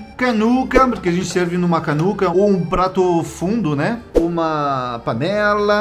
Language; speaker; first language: Portuguese; non-native, fluent; French